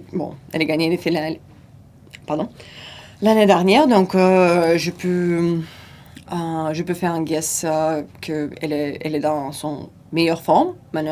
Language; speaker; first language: French; non-native, fluent; Russian